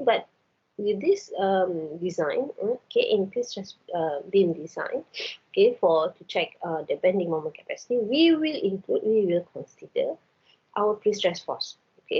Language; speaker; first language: English; non-native, local second language; Malay